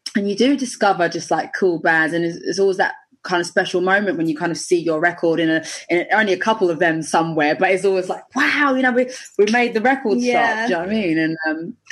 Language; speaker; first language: English; native; English